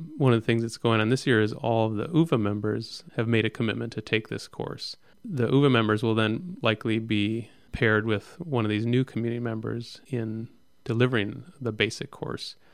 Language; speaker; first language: English; native; English